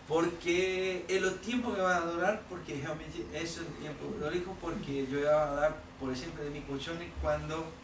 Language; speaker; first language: Spanish; non-native, learner; Portuguese